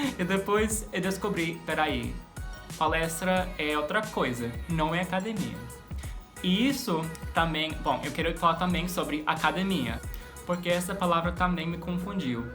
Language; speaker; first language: Portuguese; non-native, fluent; English